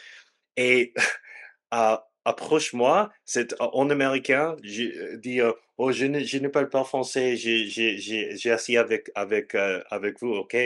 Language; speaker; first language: French; non-native, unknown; English